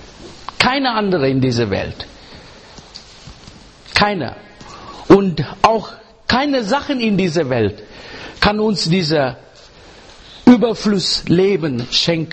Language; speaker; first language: German; non-native, learner; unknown